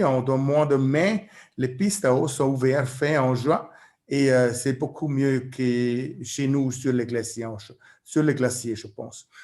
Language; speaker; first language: French; non-native, learner; German